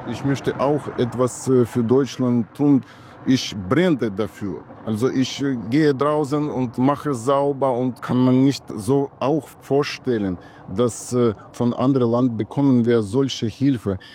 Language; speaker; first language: German; non-native, learner; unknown